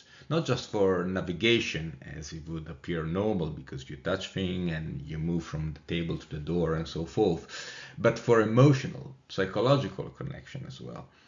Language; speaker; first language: English; non-native, fluent; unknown